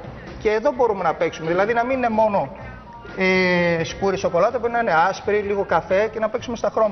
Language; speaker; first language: Greek; native; Greek